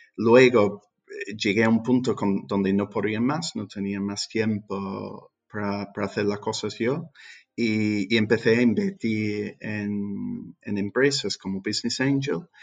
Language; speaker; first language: Spanish; non-native, fluent; English